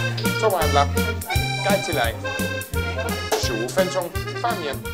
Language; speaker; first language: Chinese; non-native, learner; German